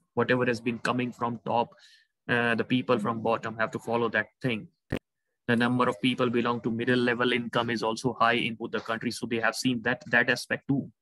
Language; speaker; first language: English; non-native, local second language; Hindi